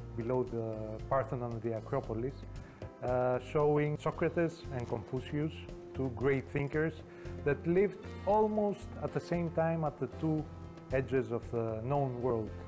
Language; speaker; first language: English; non-native, fluent; Greek